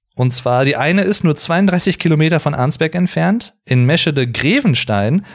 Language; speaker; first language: German; native; German